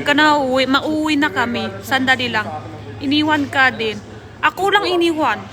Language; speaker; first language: Filipino; non-native, learner; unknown